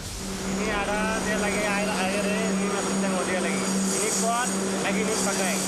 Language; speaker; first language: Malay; non-native, learner; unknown